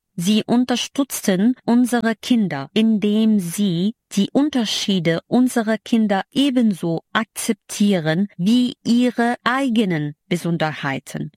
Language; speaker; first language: German; non-native, fluent; Arabic